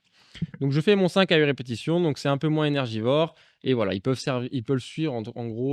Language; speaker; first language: French; native; French